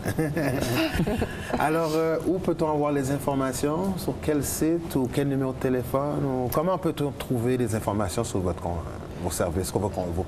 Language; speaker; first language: French; native; French